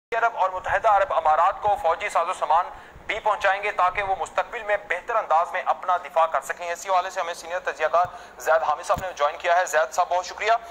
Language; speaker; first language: Urdu; native; Urdu